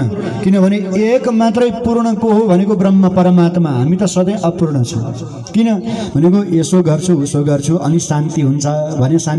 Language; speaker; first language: Nepali; native; Nepali